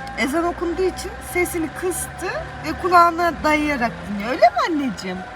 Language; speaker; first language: Turkish; early bilingual, heritage; Turkish